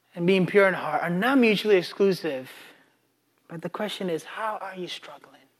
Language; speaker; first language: English; non-native, local second language; Akan